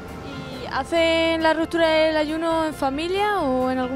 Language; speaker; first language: Spanish; native; Spanish